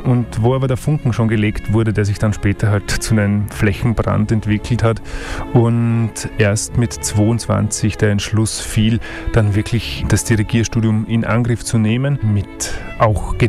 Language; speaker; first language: German; native; German